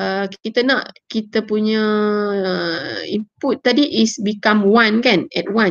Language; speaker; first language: English; non-native, local second language; Malay